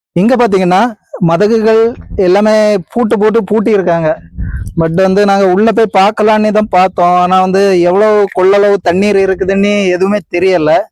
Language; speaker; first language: Tamil; native; Tamil